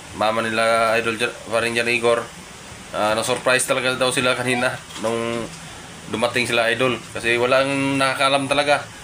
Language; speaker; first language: Filipino; non-native, local second language; Masbatenyo